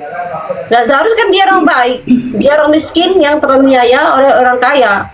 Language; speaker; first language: Indonesian; native; Indonesian